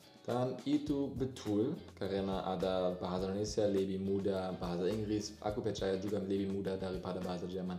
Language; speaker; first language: Indonesian; non-native, learner; German